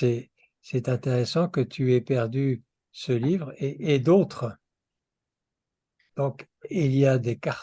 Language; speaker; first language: French; non-native, fluent; English